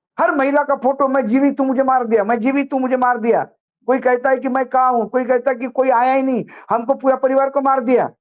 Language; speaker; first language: Hindi; non-native, local second language; Marathi